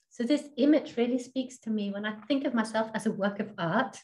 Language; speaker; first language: English; non-native, fluent; Danish